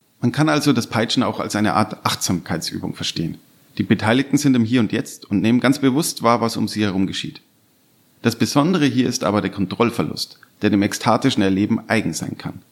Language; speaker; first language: German; native; German